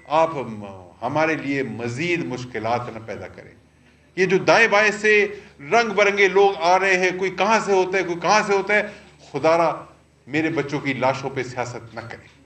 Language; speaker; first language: Urdu; non-native, local second language; Pashto